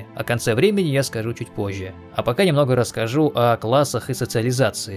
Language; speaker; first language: Russian; native; Russian